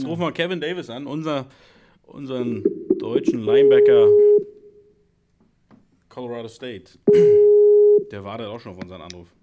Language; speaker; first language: German; native; German